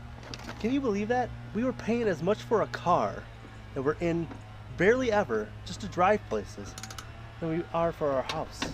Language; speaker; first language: English; native; English